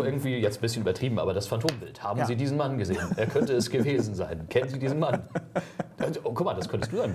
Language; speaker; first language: German; native; German